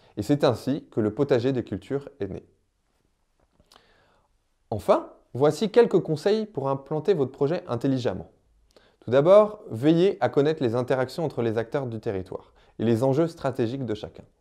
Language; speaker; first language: French; native; French